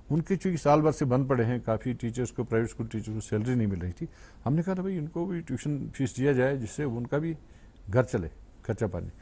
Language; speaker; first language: Urdu; non-native, local second language; Kashmiri